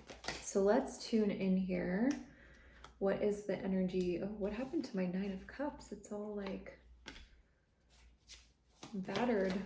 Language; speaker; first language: English; native; English